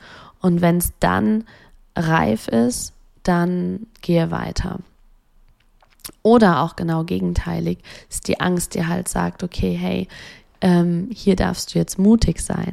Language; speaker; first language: German; native; German